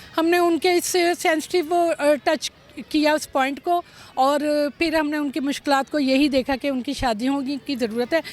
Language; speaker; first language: Urdu; native; Urdu